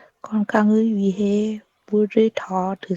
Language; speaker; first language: Korean; non-native, learner; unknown